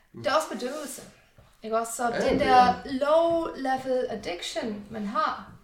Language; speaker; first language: Danish; non-native, fluent; English